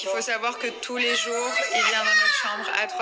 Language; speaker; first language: French; native; French